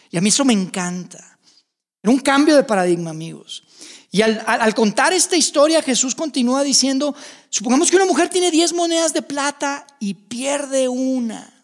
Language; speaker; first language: Spanish; native; Spanish